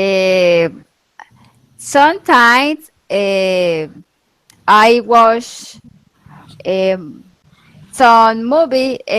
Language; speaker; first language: English; non-native, learner; Spanish